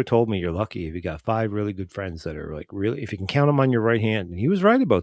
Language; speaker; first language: English; native; English